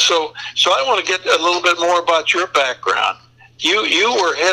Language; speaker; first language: English; native; English